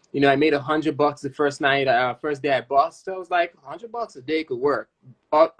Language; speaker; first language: English; non-native, local second language; Yoruba